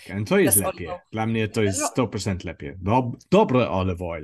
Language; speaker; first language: Polish; non-native, learner; English